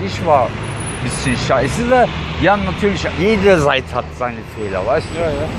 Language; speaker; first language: German; early bilingual, other home language; Turkish